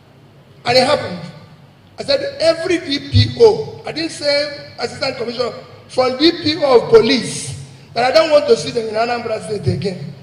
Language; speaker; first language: English; non-native, local second language; Igbo